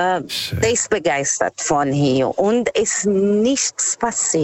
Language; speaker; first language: German; non-native, fluent; Portuguese